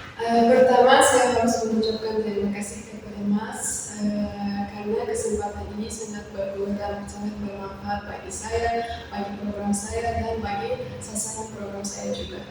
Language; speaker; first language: Indonesian; non-native, learner; Uzbek